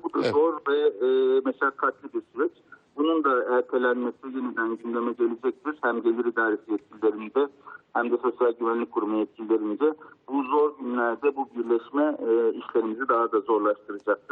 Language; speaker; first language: Turkish; native; Turkish